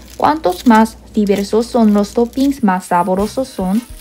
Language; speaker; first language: Spanish; non-native, learner; Korean